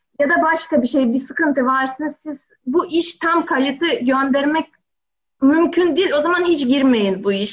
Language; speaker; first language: Turkish; non-native, learner; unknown